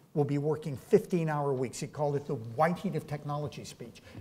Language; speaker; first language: English; native; English